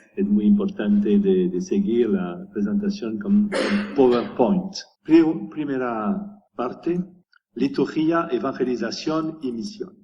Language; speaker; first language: Spanish; non-native, learner; French